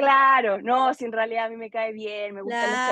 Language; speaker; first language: Spanish; native; Spanish